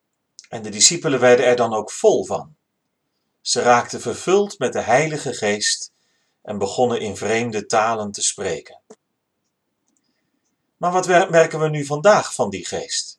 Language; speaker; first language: Dutch; native; Dutch